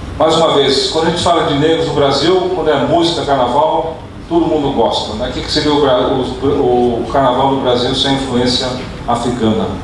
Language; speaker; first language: Portuguese; early bilingual, other home language; Dutch